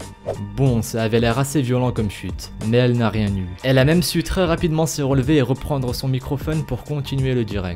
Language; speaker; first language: French; native; French